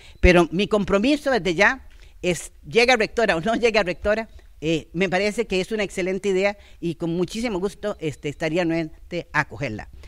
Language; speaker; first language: Spanish; native; Spanish